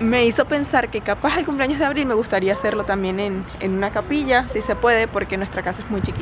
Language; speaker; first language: Spanish; native; Spanish